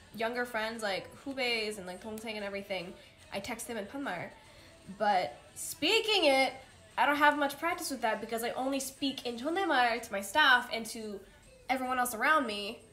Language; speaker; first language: English; native; English